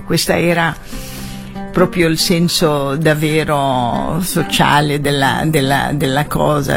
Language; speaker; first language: Italian; non-native, fluent; Arabic